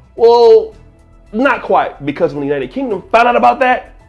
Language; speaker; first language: English; native; English